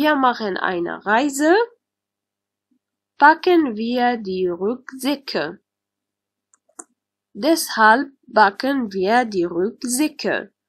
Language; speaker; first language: German; non-native, learner; Arabic